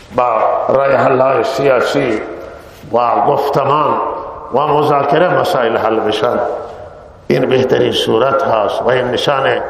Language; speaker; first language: Persian; non-native, local second language; Baluchi